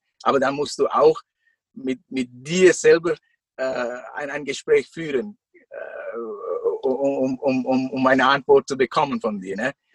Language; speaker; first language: German; non-native, fluent; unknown